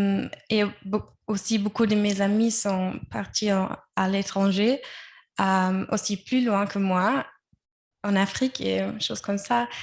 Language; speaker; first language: French; non-native, learner; German